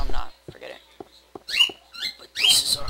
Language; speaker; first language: English; native; English